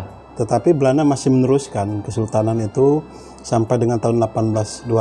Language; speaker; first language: Indonesian; native; Indonesian